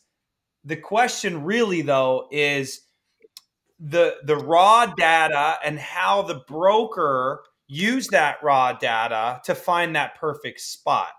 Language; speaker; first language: English; native; English